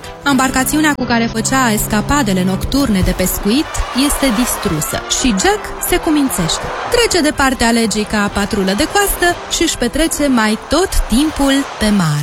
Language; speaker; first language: Romanian; native; Romanian